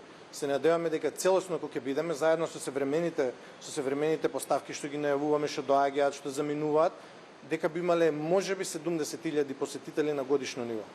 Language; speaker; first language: Macedonian; native; Macedonian